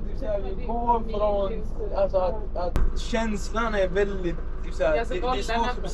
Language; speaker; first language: Swedish; early bilingual, other home language; Arabic